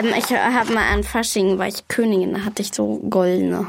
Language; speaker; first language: German; native; German